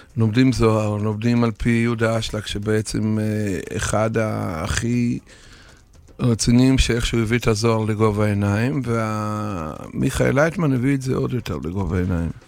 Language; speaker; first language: Hebrew; non-native, fluent; Russian